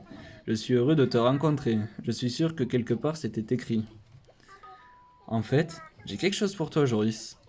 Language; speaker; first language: French; native; French